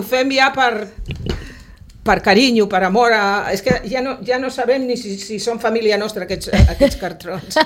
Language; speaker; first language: Catalan; native; Catalan